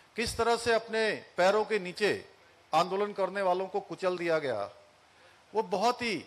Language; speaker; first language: Hindi; native; Hindi